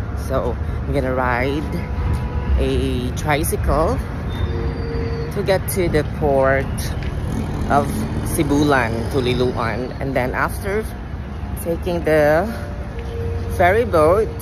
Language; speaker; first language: English; non-native, local second language; Cebuano